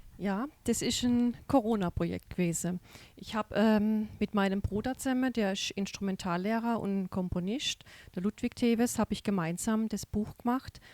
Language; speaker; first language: German; native; German